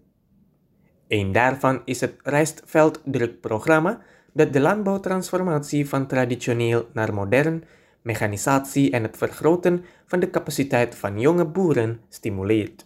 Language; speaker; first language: Dutch; non-native, fluent; Indonesian